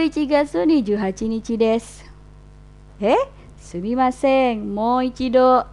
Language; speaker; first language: Japanese; non-native, fluent; Indonesian